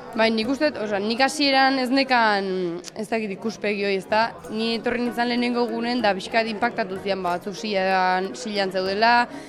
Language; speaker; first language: Basque; native; Basque